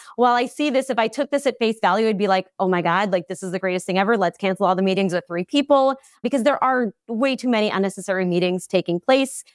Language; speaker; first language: English; native; English